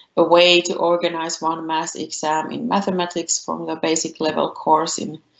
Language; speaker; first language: English; non-native, fluent; Finnish